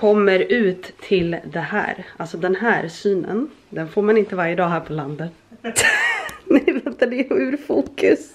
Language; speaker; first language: Swedish; native; Swedish